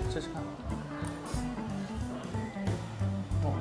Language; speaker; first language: Chinese; non-native, fluent; Korean